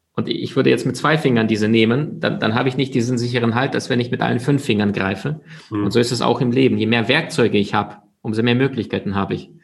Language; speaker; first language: German; early bilingual, other home language; Russian